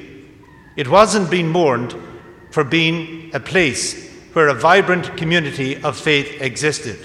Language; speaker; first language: English; native; English